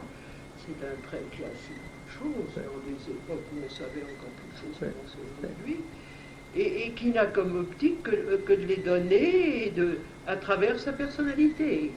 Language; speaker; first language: French; native; French